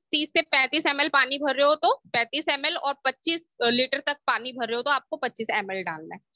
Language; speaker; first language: Hindi; native; Hindi